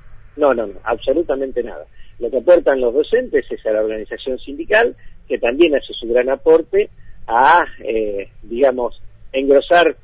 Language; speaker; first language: Spanish; native; Spanish